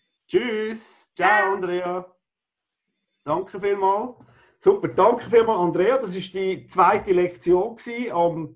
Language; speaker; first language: German; native; German